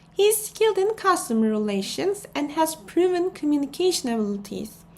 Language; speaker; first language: English; non-native, fluent; Turkish